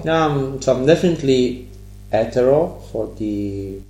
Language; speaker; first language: English; non-native, fluent; Italian